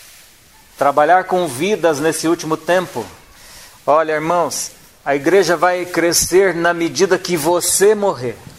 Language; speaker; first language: Portuguese; native; Portuguese